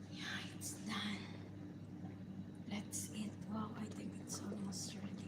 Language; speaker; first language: English; non-native, learner; Bikol